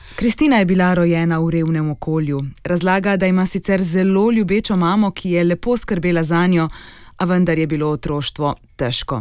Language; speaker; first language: Slovenian; native; Slovenian